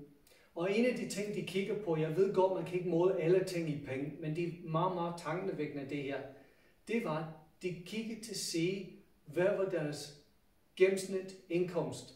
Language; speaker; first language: Danish; non-native, fluent; English